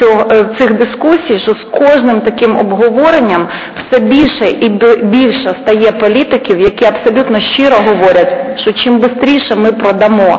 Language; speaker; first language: Ukrainian; native; Ukrainian